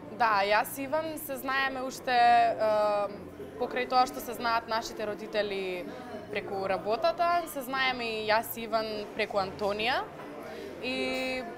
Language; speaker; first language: Macedonian; native; Macedonian